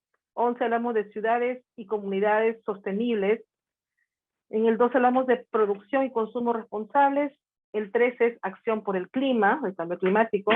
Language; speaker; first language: Spanish; native; Spanish